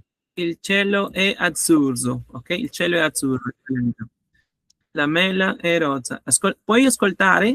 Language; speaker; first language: Italian; non-native, learner; Spanish